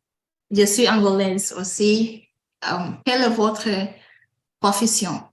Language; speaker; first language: French; non-native, learner; Portuguese